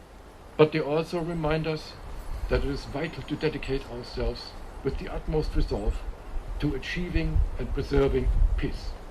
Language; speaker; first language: English; non-native, fluent; German